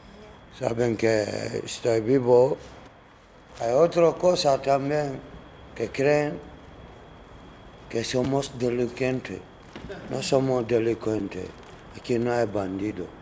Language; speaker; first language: Spanish; non-native, learner; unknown